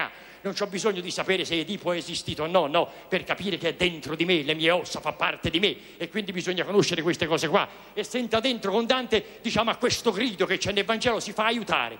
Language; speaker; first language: Italian; native; Italian